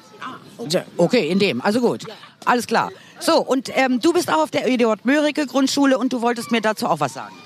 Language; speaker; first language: German; native; German